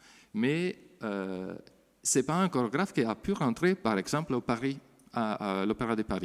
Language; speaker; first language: French; non-native, fluent; Italian